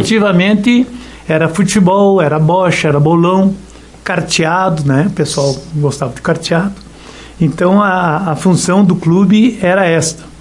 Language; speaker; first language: Portuguese; native; Portuguese